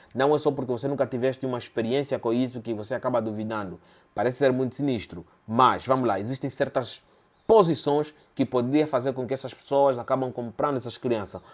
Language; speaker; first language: Portuguese; native; Portuguese